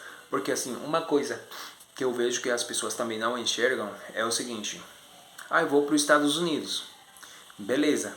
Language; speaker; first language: Portuguese; non-native, fluent; Spanish